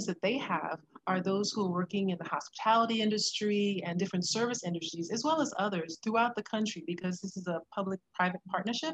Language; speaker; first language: English; native; English